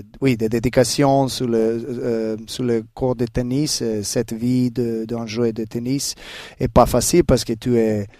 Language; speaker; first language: French; non-native, learner; Serbian